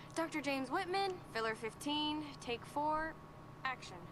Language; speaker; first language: English; non-native, fluent; Norwegian